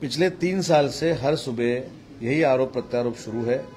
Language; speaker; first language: Hindi; non-native, local second language; Marathi